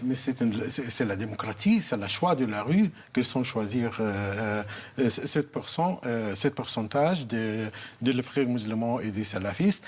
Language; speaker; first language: French; non-native, fluent; Arabic